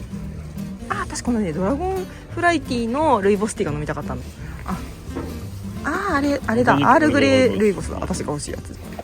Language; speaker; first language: Japanese; native; Japanese